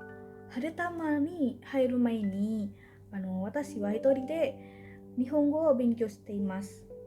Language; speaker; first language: Japanese; non-native, learner; Indonesian